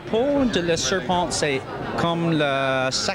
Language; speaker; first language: French; non-native, learner; English